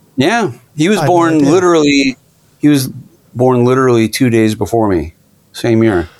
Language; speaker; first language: English; native; English